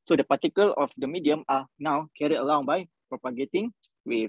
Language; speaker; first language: English; non-native, local second language; Malay